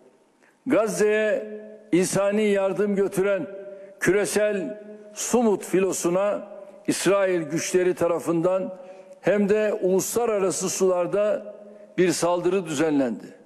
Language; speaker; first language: Turkish; native; Turkish